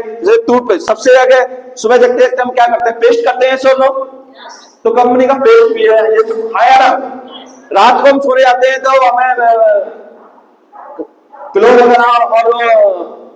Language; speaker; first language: Hindi; native; Hindi